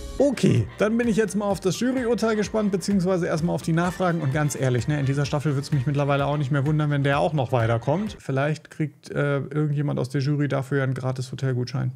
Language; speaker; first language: German; native; German